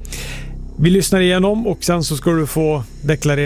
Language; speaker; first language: Swedish; native; Swedish